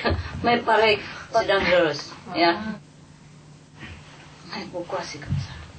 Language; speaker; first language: French; non-native, fluent; Vietnamese